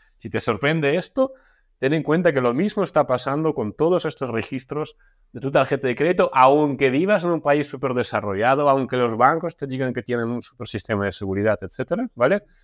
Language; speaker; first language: Spanish; non-native, fluent; Russian